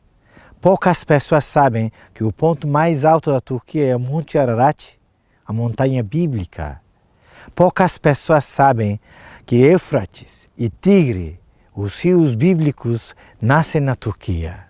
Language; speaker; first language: Portuguese; non-native, fluent; Turkish